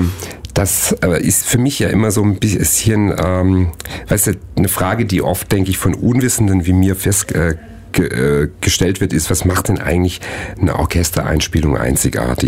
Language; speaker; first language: German; native; German